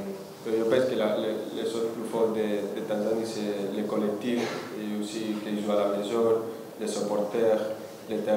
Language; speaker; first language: French; non-native, fluent; Spanish